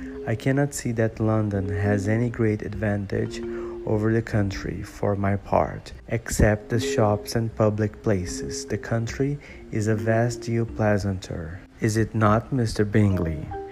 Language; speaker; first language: English; non-native, fluent; Portuguese